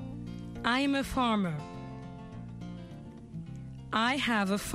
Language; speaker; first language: English; non-native, fluent; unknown